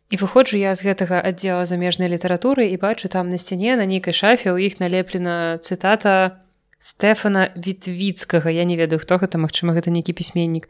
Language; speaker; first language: Belarusian; non-native, local second language; Russian